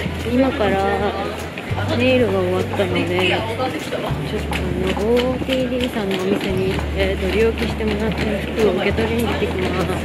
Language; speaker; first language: Japanese; native; Japanese